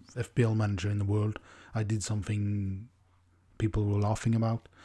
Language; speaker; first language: English; non-native, fluent; Norwegian